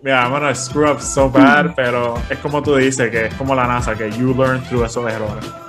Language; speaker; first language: Spanish; native; Spanish